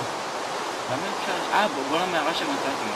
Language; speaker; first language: Hebrew; native; Hebrew